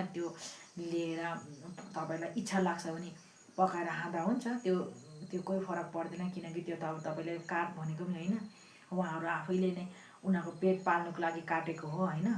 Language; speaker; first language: Nepali; non-native, local second language; Eastern Tamang